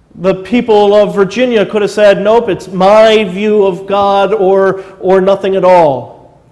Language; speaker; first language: English; native; English